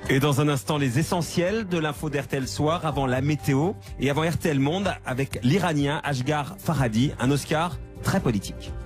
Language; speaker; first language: French; native; French